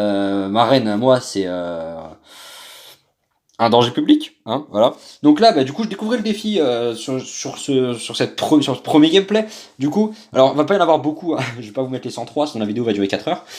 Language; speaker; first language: French; native; French